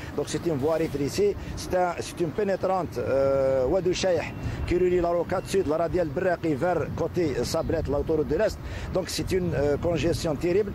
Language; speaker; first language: French; non-native, local second language; Arabic